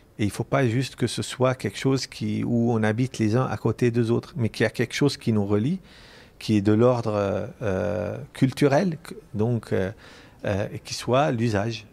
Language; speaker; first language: French; non-native, local second language; Arabic